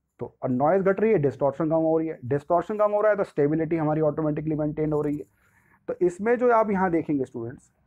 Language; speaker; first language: Hindi; native; Hindi